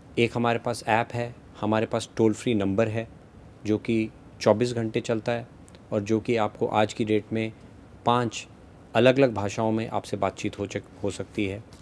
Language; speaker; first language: Hindi; native; Hindi